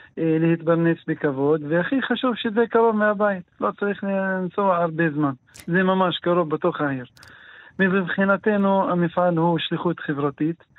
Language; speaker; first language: Hebrew; non-native, local second language; Arabic